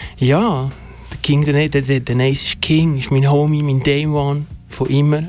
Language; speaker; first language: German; early bilingual, other home language; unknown